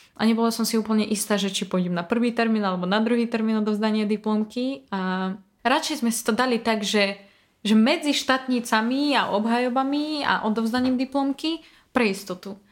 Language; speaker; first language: Slovak; non-native, fluent; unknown